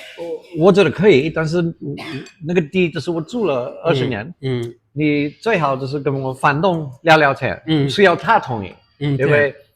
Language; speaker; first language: Chinese; non-native, fluent; English